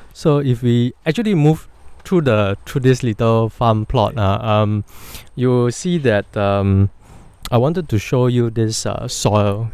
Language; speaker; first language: English; non-native, local second language; Chinese